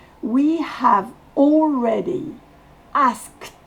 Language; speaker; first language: English; non-native, fluent; French